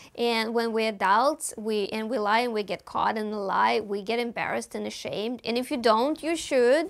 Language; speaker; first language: English; non-native, fluent; Russian